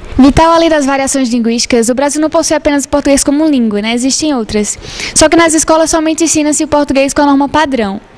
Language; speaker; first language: Portuguese; native; Portuguese